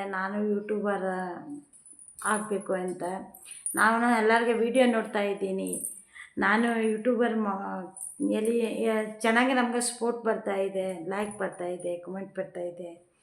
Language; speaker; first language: Kannada; non-native, local second language; Hindi